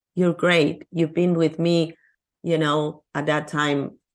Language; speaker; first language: English; non-native, fluent; Spanish